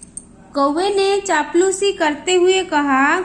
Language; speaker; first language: Hindi; non-native, local second language; Odia